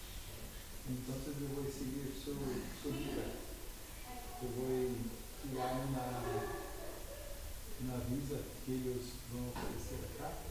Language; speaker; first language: Spanish; non-native, learner; Portuguese